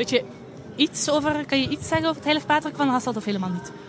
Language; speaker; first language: Dutch; native; Dutch